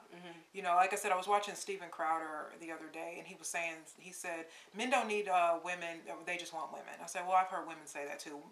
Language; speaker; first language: English; native; English